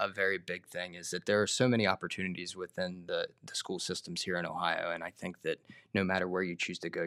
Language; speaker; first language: English; native; English